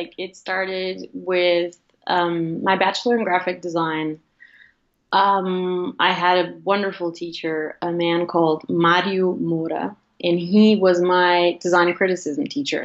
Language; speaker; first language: English; non-native, fluent; Portuguese